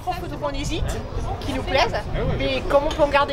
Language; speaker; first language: French; native; French